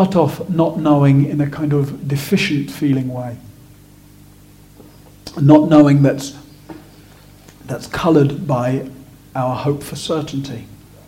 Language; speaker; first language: English; native; English